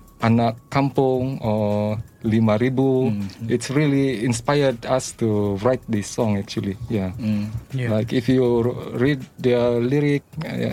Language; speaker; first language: English; non-native, learner; Malay